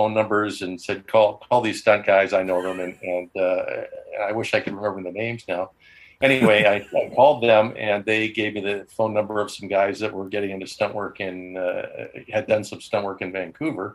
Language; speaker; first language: English; native; English